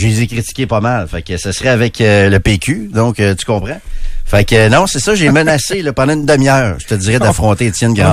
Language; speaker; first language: French; native; French